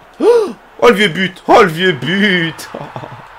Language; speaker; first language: French; native; French